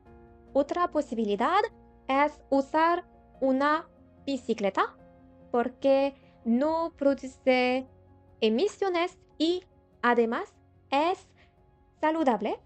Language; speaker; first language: Spanish; non-native, learner; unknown